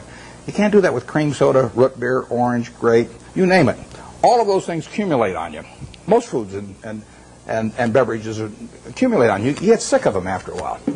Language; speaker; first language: English; native; English